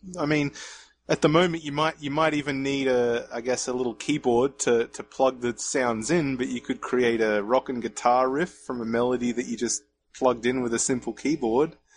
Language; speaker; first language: English; native; English